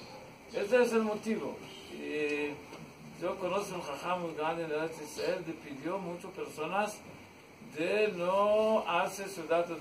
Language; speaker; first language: Spanish; non-native, learner; Hebrew